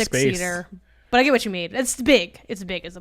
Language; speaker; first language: English; native; English